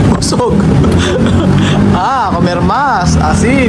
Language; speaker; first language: Spanish; non-native, learner; Filipino